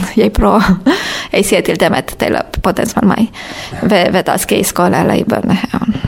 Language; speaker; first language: Danish; non-native, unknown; Romanian